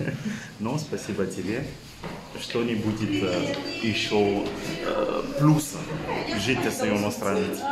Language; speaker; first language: Russian; non-native, learner; French